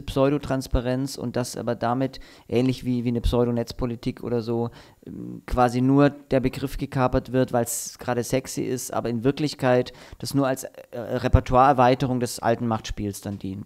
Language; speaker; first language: German; native; German